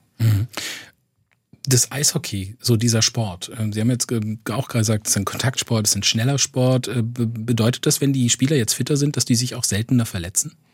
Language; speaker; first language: German; native; German